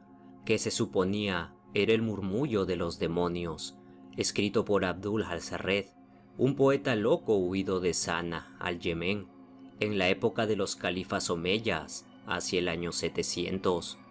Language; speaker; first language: Spanish; native; Spanish